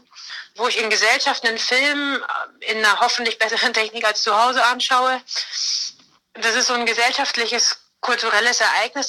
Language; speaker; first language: German; native; German